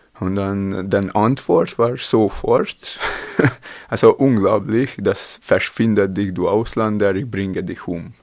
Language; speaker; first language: German; non-native, learner; Latvian